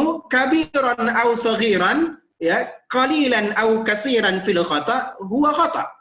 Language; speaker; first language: Arabic; non-native, fluent; Indonesian